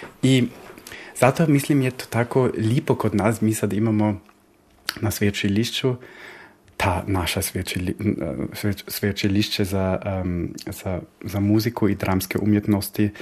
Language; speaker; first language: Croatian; early bilingual, heritage; Croatian